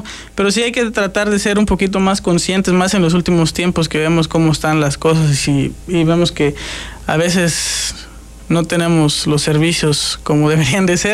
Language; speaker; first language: Spanish; native; Spanish